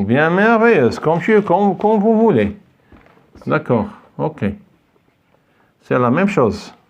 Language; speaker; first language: French; non-native, local second language; Arabic